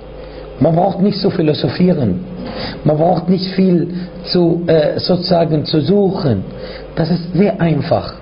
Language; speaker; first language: German; non-native, fluent; Arabic